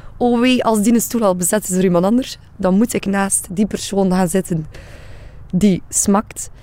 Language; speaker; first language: Dutch; native; Dutch